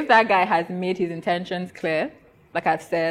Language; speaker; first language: English; non-native, local second language; Igbo